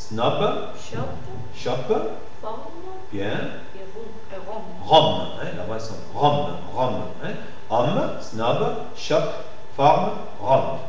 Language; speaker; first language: French; non-native, fluent; Spanish